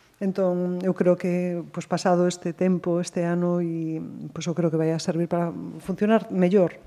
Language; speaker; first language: Galician; native; Galician